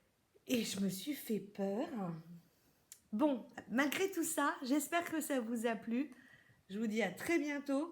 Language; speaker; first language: French; native; French